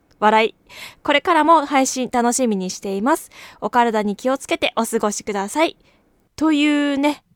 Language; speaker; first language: Japanese; native; Japanese